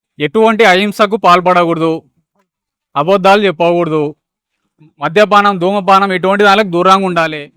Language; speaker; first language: Telugu; native; Telugu